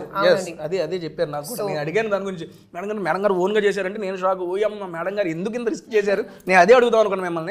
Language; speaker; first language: Telugu; native; Telugu